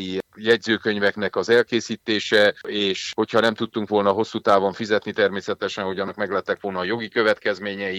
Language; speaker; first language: Hungarian; native; Hungarian